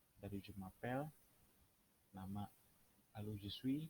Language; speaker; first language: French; non-native, fluent; Indonesian